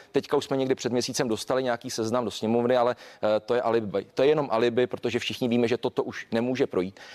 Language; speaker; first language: Czech; native; Czech